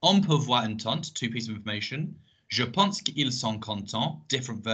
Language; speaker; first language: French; non-native, fluent; English